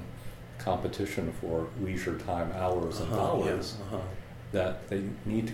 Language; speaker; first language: English; native; English